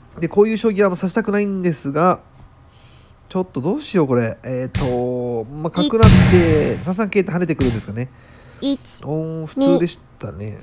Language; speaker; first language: Japanese; native; Japanese